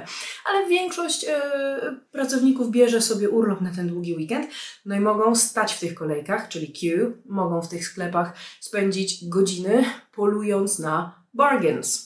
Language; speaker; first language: Polish; native; Polish